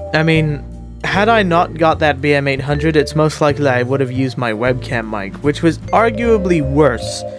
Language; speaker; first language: English; native; English